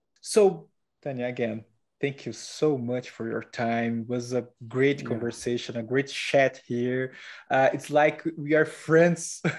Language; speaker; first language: English; non-native, learner; Portuguese